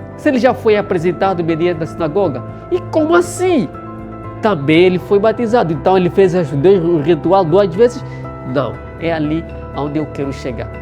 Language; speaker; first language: Portuguese; native; Portuguese